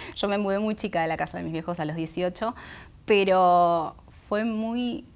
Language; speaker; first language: Spanish; non-native, local second language; Guarani